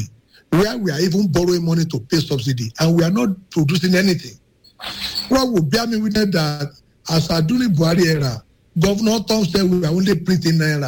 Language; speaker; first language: English; non-native, local second language; Yoruba